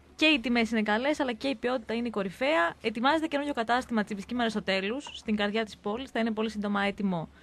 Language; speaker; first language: Greek; native; Greek